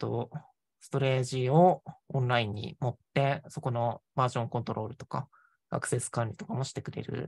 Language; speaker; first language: Japanese; native; Japanese